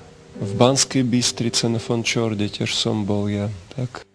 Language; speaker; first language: Slovak; non-native, learner; Russian